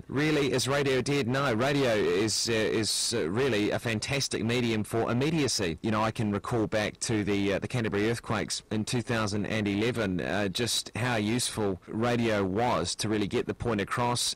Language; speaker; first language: English; native; English